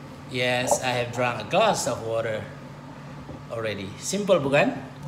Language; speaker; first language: English; non-native, fluent; Indonesian